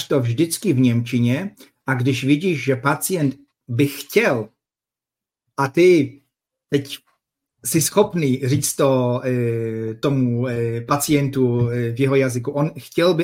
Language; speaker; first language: Czech; non-native, fluent; Polish